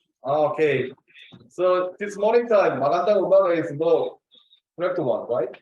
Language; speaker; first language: English; non-native, fluent; Korean